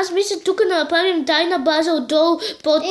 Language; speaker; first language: Bulgarian; native; Bulgarian